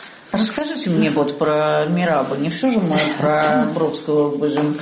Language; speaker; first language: Russian; native; Russian